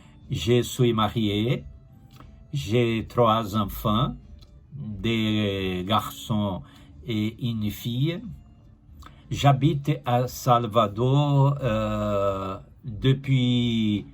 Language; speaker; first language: French; non-native, learner; Portuguese